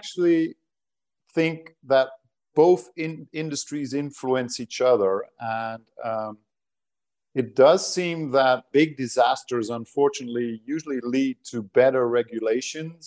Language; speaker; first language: English; non-native, fluent; Portuguese